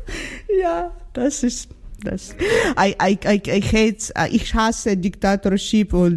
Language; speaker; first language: German; non-native, learner; Ukrainian